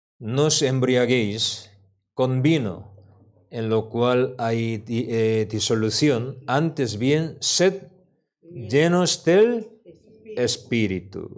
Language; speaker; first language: Spanish; non-native, learner; Korean